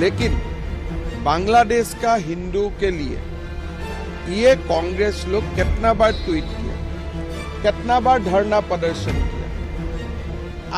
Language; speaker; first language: Hindi; non-native, local second language; Assamese